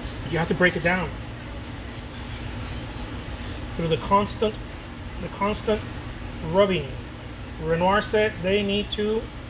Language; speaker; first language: English; non-native, fluent; Spanish